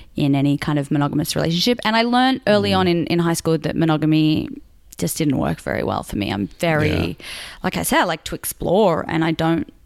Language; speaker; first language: English; native; English